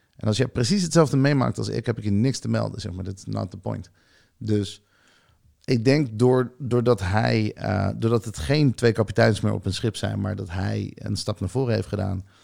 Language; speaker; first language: Dutch; early bilingual, other home language; Hebrew